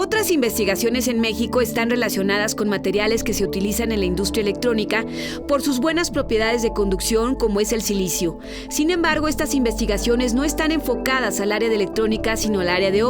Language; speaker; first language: Spanish; native; Spanish